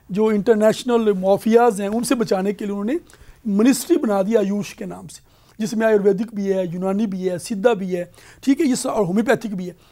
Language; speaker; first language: Urdu; native; Urdu